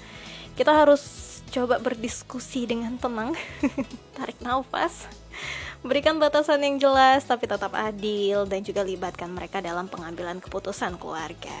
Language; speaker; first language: Indonesian; native; Indonesian